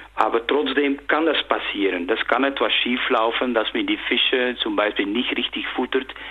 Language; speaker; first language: German; non-native, fluent; Dutch